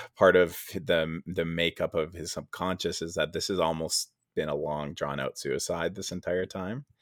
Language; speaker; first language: English; native; English